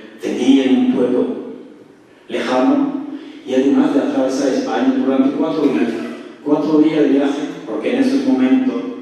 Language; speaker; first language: Spanish; early bilingual, heritage; French